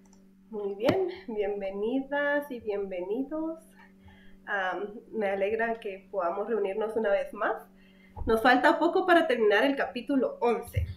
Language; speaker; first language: Spanish; native; Spanish